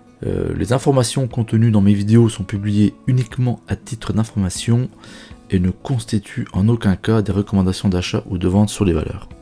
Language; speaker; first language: French; native; French